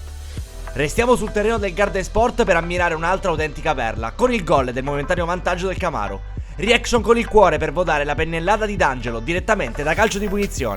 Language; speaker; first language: Italian; native; Italian